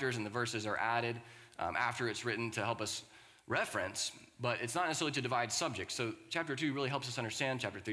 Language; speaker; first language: English; native; English